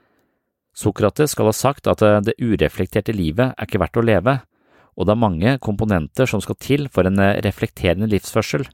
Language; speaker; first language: Norwegian; native; Norwegian